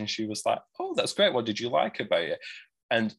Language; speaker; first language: English; native; English